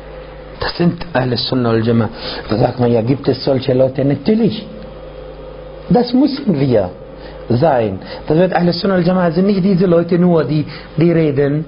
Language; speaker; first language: German; non-native, fluent; Arabic